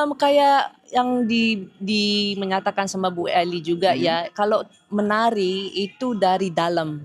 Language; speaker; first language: Indonesian; early bilingual, heritage; Indonesian